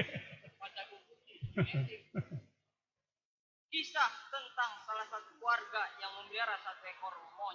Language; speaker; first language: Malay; non-native, local second language; Sundanese